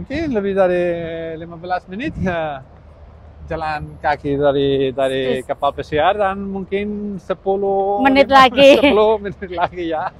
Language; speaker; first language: Indonesian; non-native, learner; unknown